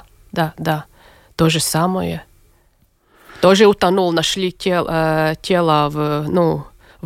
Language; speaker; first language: Russian; non-native, local second language; Latvian